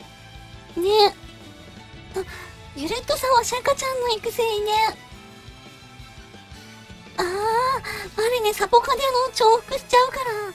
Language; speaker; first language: Japanese; native; Japanese